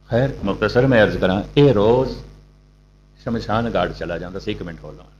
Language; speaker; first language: Urdu; non-native, local second language; Punjabi